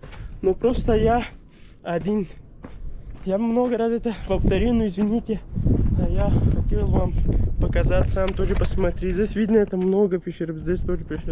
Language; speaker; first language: Russian; non-native, learner; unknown